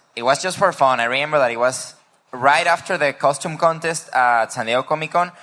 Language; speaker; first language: English; non-native, fluent; Spanish